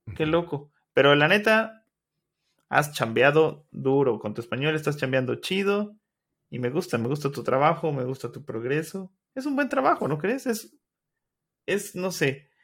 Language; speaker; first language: Spanish; native; Spanish